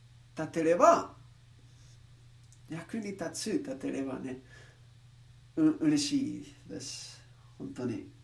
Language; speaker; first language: Japanese; non-native, learner; English